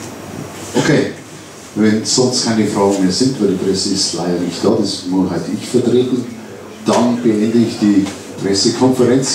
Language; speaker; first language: German; native; German